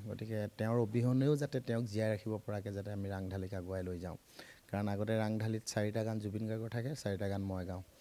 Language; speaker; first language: Assamese; native; Assamese